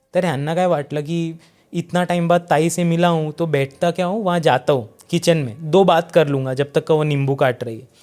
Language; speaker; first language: Hindi; non-native, local second language; Marathi